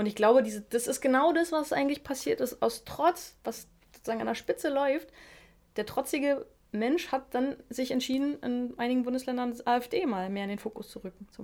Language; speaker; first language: German; native; German